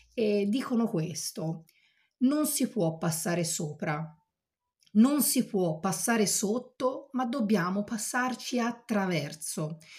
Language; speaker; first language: Italian; native; Italian